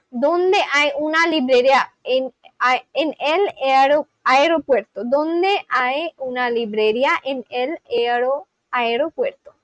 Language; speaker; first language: Spanish; non-native, learner; English